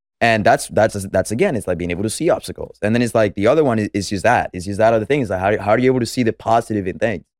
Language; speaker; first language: English; non-native, fluent; Spanish